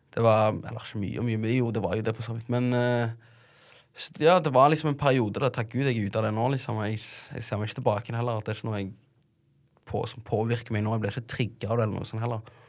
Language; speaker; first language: Norwegian; early bilingual, other home language; Tigrinya